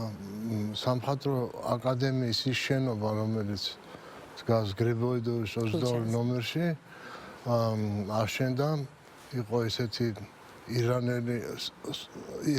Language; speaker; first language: Georgian; native; Georgian